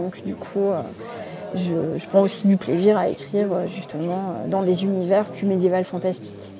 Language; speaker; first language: French; native; French